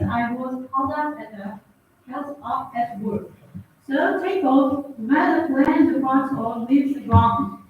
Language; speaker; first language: English; non-native, fluent; Uzbek